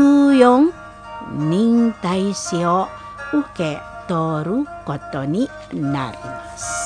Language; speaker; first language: Japanese; non-native, fluent; Indonesian